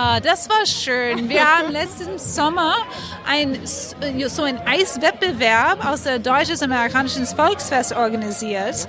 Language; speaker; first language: German; non-native, fluent; English